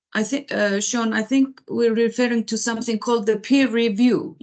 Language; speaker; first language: English; non-native, fluent; Icelandic